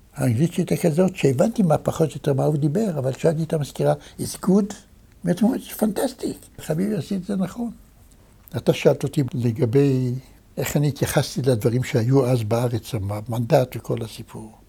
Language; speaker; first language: Hebrew; native; Hebrew